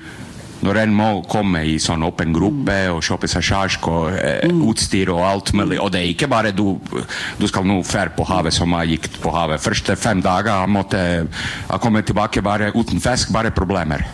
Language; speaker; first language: Norwegian; non-native, learner; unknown